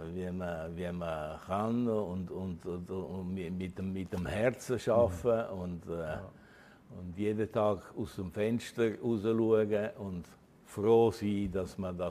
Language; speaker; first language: German; early bilingual, heritage; Italian